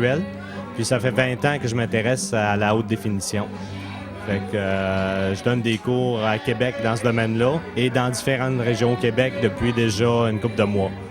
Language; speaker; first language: French; native; French